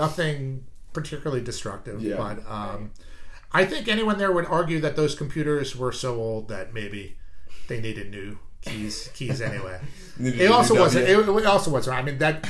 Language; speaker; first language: English; native; English